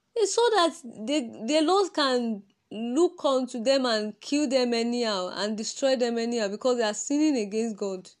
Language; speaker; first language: English; non-native, local second language; Yoruba